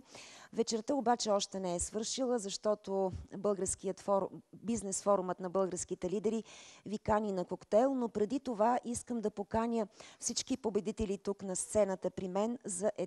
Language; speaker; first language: Bulgarian; native; Bulgarian